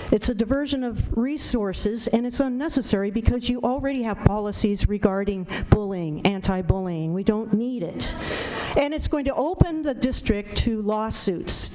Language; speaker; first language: English; native; English